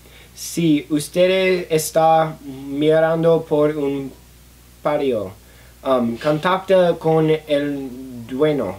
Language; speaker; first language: Spanish; non-native, learner; English